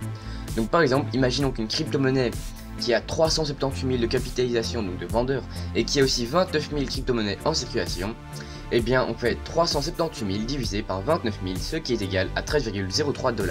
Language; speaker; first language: French; native; French